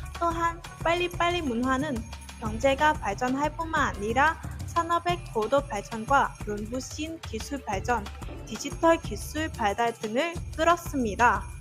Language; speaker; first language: Korean; non-native, learner; Vietnamese